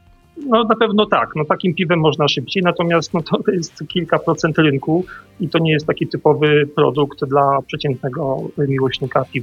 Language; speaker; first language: Polish; native; Polish